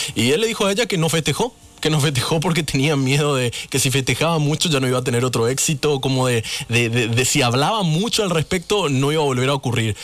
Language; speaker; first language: Spanish; native; Spanish